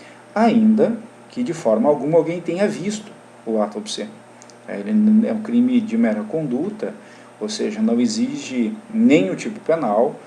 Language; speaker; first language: Portuguese; native; Portuguese